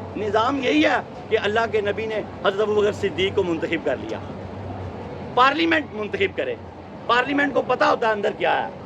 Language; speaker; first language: Urdu; non-native, local second language; Punjabi